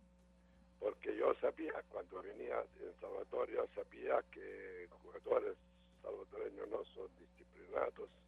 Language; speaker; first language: Spanish; non-native, learner; Serbian